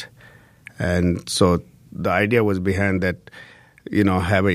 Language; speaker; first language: English; non-native, local second language; Hindi